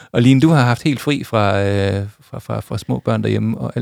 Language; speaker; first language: Danish; native; Danish